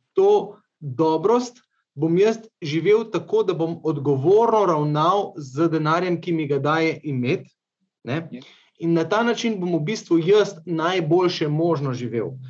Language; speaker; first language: Slovenian; native; Slovenian